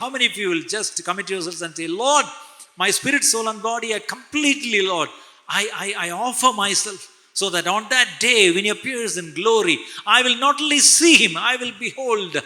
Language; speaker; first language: English; non-native, local second language; Malayalam